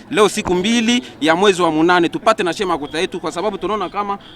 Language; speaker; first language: Swahili; native; Swahili